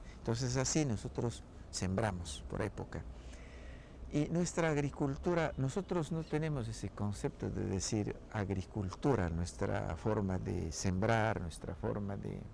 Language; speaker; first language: Spanish; non-native, local second language; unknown